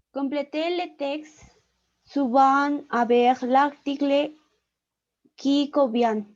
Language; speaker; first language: French; non-native, learner; Spanish